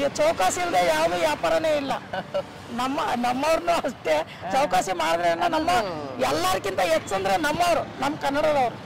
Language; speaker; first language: Kannada; non-native, local second language; Marathi